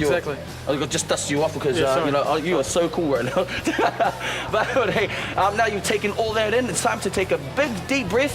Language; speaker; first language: English; native; English